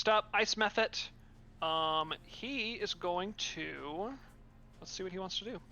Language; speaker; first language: English; native; English